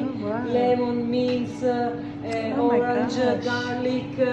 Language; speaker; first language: English; non-native, learner; Italian